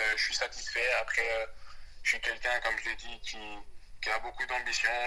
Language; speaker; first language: French; early bilingual, other home language; Wolof